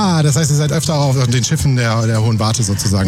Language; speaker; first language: German; native; German